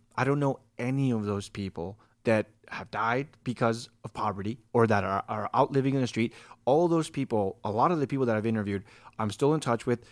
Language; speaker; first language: English; native; English